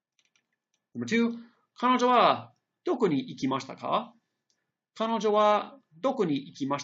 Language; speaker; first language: Japanese; non-native, fluent; English